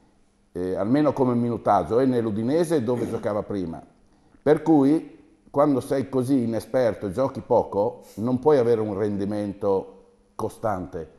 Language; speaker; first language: Italian; native; Italian